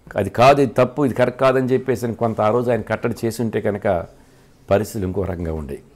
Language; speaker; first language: Telugu; native; Telugu